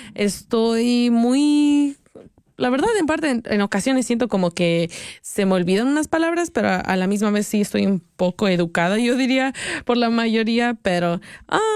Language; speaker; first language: Spanish; early bilingual, heritage; Spanish